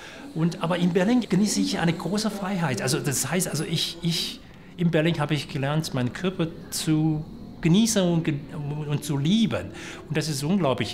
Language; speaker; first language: German; non-native, fluent; Chinese